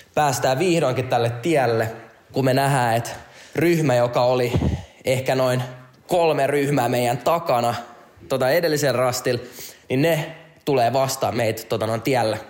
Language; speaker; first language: Finnish; non-native, local second language; Swedish